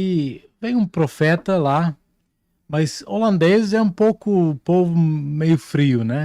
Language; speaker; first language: Portuguese; non-native, fluent; Dutch